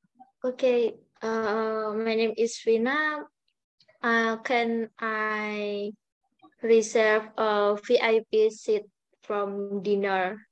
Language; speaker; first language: English; non-native, learner; Indonesian